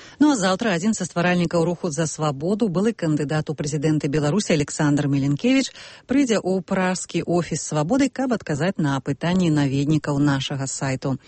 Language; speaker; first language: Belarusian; native; Belarusian